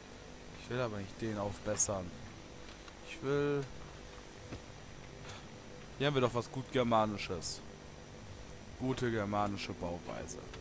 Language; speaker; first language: German; native; German